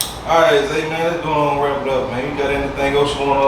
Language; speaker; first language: English; native; English